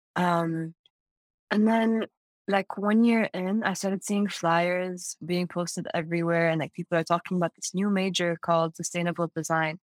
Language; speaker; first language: English; non-native, fluent; Arabic